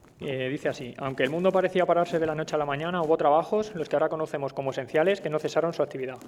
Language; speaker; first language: Spanish; native; Spanish